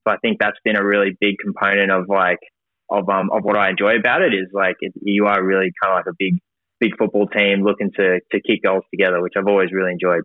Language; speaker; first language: English; native; English